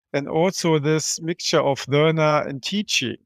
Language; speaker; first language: English; non-native, fluent; German